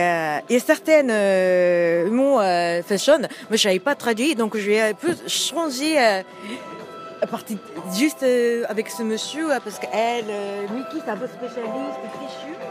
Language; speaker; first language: French; non-native, learner; Japanese